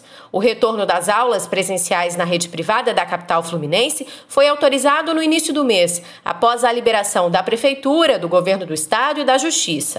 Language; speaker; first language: Portuguese; native; Portuguese